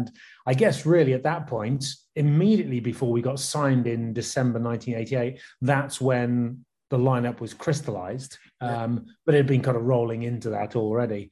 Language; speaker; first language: English; native; English